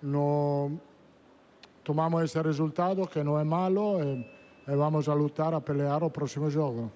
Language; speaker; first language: Portuguese; non-native, fluent; Italian